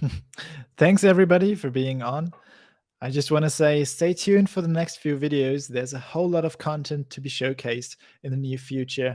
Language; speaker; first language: English; non-native, fluent; German